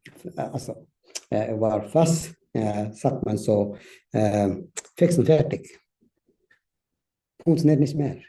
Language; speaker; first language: German; non-native, learner; Tibetan